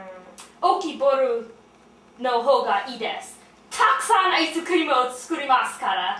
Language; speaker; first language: Japanese; non-native, learner; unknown